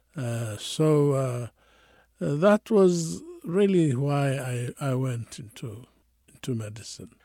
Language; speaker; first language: English; non-native, fluent; Tigrinya